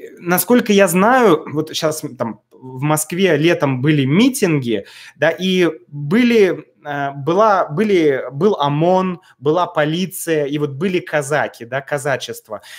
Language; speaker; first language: Russian; native; Russian